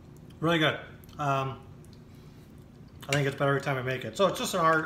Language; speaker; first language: English; native; English